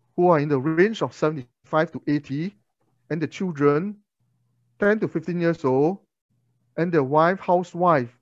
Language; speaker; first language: English; non-native, local second language; Chinese